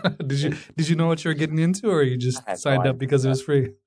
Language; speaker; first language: English; non-native, fluent; Amharic